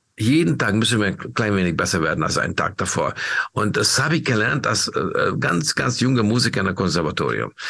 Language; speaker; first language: German; non-native, fluent; Hungarian